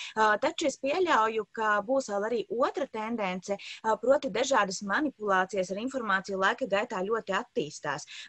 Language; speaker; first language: Latvian; native; Latvian